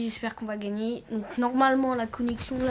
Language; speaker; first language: French; native; French